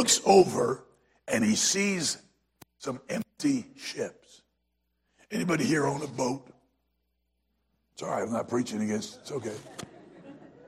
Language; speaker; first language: English; native; English